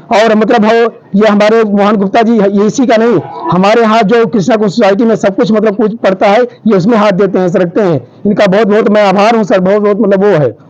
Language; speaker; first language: Hindi; native; Hindi